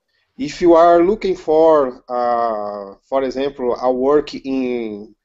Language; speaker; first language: English; non-native, learner; Portuguese